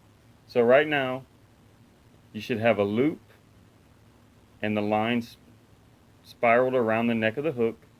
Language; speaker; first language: English; native; English